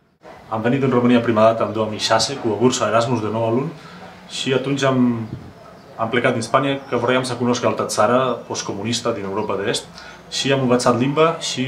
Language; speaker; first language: Romanian; non-native, fluent; Spanish